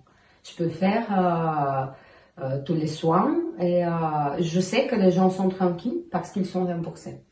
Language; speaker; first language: French; non-native, fluent; Bulgarian